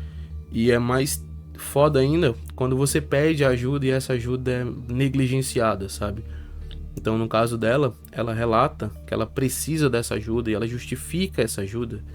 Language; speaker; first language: Portuguese; native; Portuguese